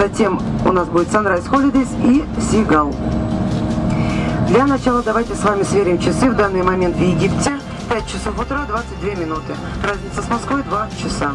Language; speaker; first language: Russian; native; Russian